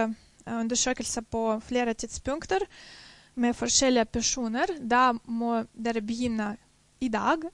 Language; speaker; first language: Norwegian; non-native, fluent; Dutch